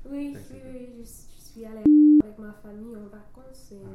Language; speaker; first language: French; non-native, fluent; English